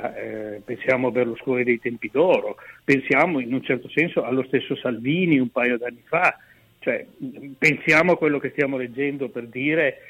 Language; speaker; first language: Italian; native; Italian